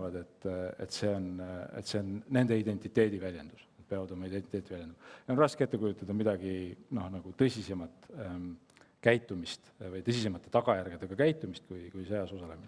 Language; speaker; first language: Estonian; native; Estonian